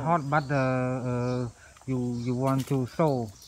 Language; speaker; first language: English; non-native, learner; Khmer